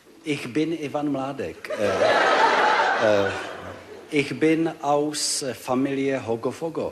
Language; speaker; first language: German; non-native, learner; Czech